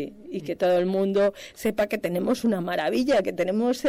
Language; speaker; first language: Spanish; native; Spanish